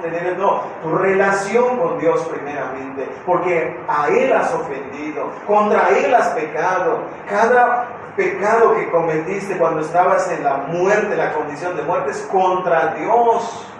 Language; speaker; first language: Spanish; native; Spanish